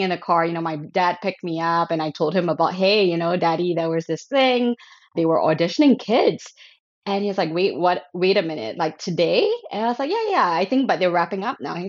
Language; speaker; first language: English; non-native, local second language; Chinese